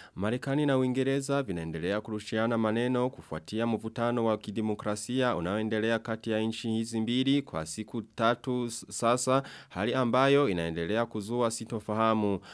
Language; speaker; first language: Swahili; non-native, local second language; Rundi